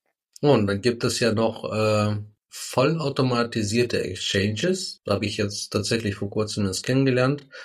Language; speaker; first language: German; native; German